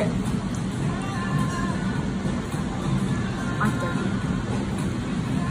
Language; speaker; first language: Korean; non-native, fluent; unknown